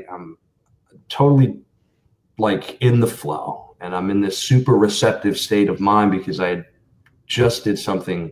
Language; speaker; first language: English; native; English